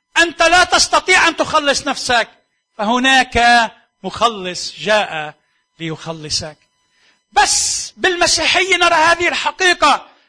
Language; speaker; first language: Arabic; native; Arabic